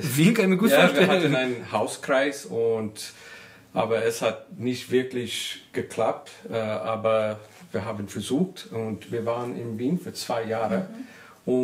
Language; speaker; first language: German; non-native, learner; English